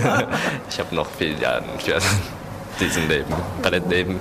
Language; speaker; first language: German; non-native, learner; Japanese